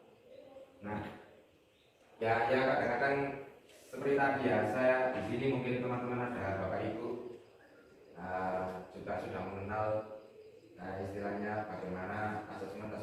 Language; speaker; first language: Indonesian; native; Indonesian